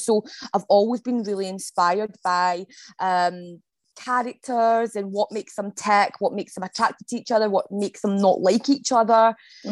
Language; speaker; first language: English; native; English